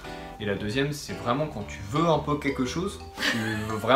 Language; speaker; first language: French; native; French